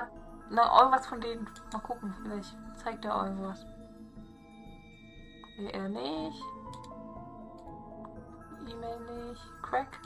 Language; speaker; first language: German; native; German